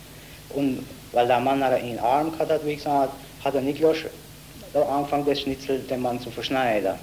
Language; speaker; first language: German; native; German